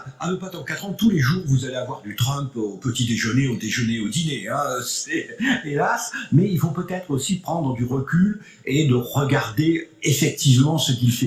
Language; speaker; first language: French; native; French